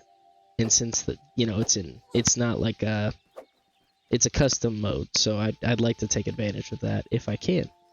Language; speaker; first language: English; native; English